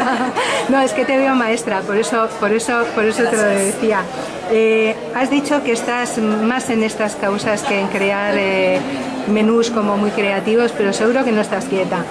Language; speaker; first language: Spanish; native; Spanish